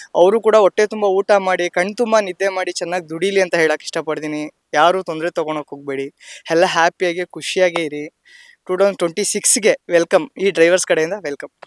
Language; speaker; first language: Kannada; native; Kannada